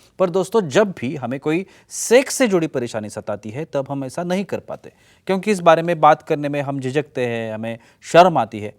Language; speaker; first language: Hindi; non-native, local second language; Marathi